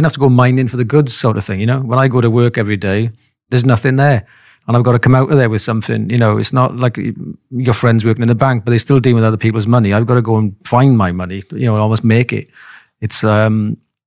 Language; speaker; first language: English; native; English